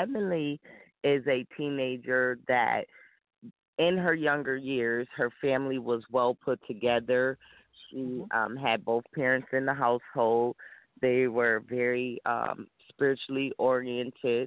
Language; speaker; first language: English; native; English